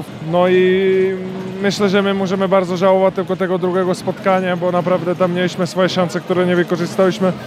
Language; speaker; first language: Polish; non-native, fluent; Czech